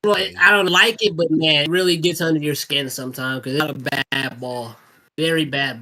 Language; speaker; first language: English; native; English